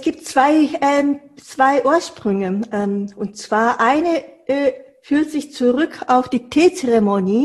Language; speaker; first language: German; non-native, fluent; Japanese